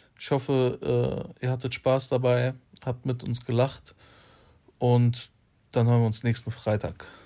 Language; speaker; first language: German; early bilingual, other home language; Polish